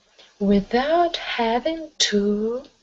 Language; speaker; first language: English; non-native, learner; Russian